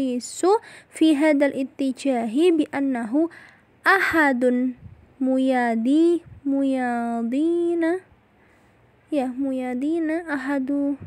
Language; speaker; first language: Arabic; non-native, learner; Indonesian